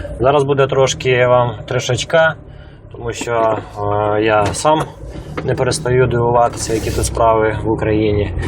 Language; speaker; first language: Ukrainian; native; Ukrainian